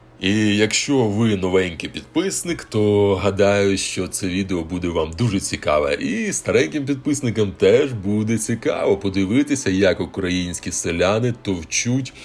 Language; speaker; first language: Ukrainian; native; Ukrainian